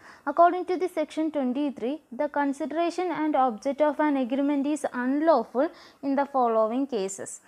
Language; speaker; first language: English; non-native, local second language; Malayalam